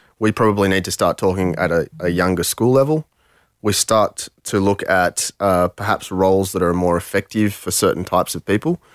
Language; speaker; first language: English; early bilingual, other home language; French